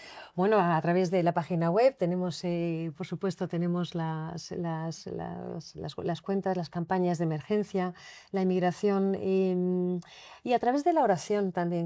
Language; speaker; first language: Spanish; native; Spanish